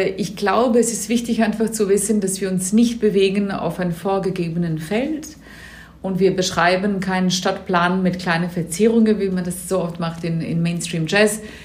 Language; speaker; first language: German; non-native, fluent; Serbian